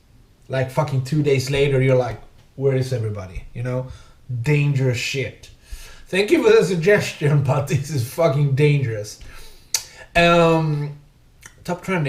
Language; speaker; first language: English; native; English